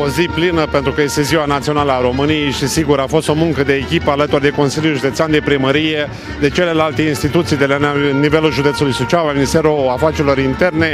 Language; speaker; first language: Romanian; native; Romanian